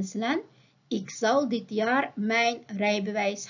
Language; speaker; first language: Dutch; non-native, fluent; Uyghur